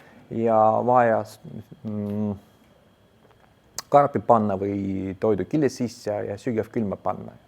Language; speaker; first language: Estonian; non-native, local second language; Russian